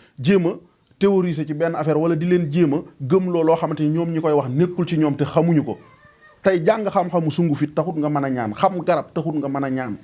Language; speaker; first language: Wolof; non-native, local second language; Serer